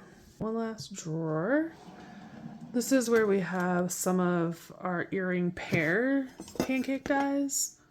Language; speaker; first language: English; native; English